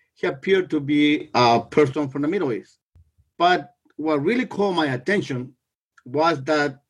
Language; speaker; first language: English; non-native, fluent; Spanish